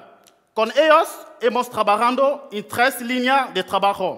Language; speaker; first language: Spanish; non-native, fluent; French